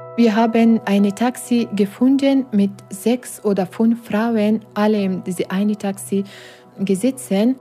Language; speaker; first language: German; non-native, learner; Persian